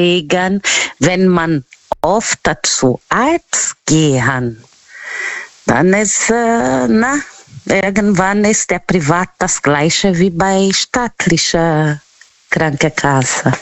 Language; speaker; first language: German; non-native, learner; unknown